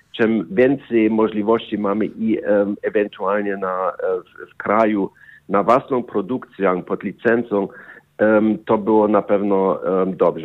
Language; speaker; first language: Polish; non-native, learner; German